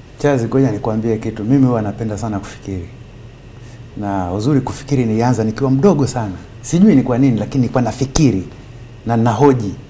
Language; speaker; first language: Swahili; native; Swahili